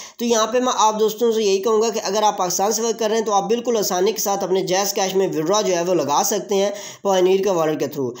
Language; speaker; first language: Urdu; non-native, local second language; Punjabi